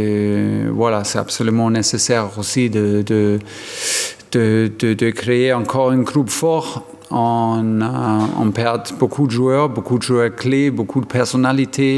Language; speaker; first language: French; non-native, fluent; German